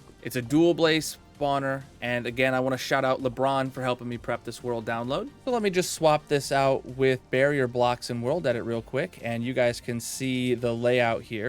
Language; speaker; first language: English; native; English